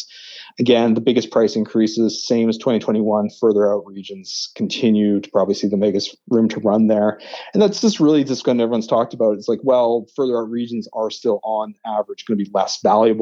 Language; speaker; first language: English; native; English